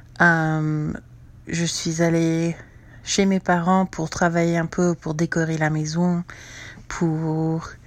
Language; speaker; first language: French; non-native, fluent; English